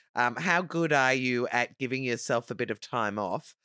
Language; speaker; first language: English; native; English